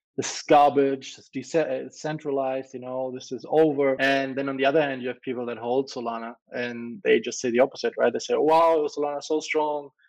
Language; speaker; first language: English; non-native, fluent; German